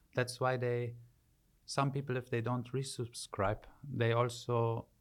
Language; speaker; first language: English; early bilingual, other home language; German